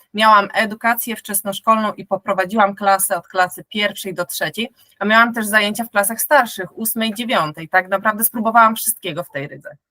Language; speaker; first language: Polish; native; Polish